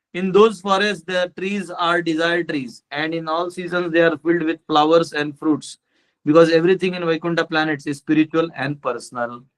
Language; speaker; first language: English; non-native, local second language; Hindi